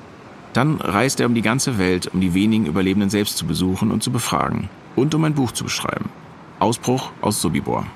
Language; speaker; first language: German; native; German